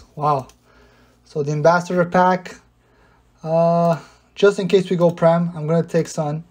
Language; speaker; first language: English; native; English